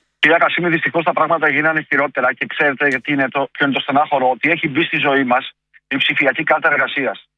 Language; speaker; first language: Greek; native; Greek